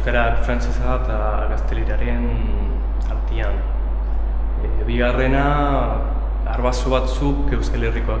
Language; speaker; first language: Basque; non-native, learner; Spanish